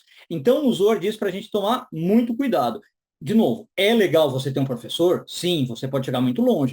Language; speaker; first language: Portuguese; native; Portuguese